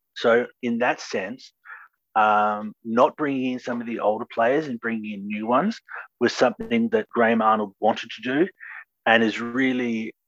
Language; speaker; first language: English; native; English